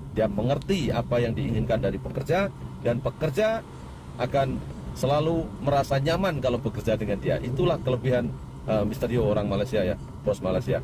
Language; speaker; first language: Malay; non-native, local second language; Javanese